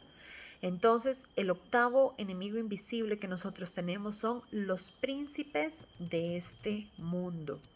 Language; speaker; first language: Spanish; native; Spanish